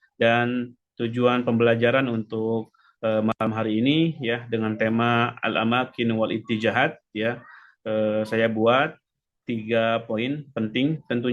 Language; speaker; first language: Indonesian; native; Indonesian